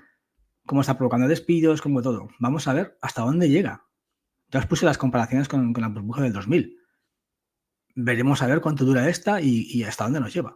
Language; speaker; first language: Spanish; native; Spanish